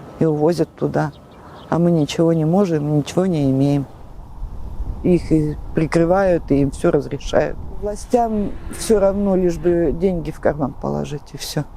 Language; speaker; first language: Russian; native; Russian